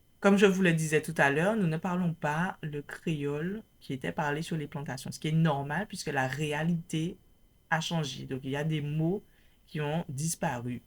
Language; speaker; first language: French; native; French